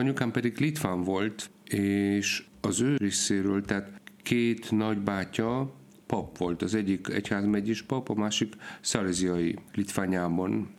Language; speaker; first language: Hungarian; non-native, fluent; Polish